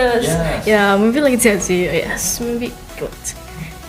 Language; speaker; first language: English; non-native, learner; Indonesian